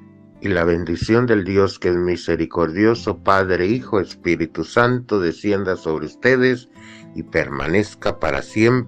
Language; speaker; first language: Spanish; native; Spanish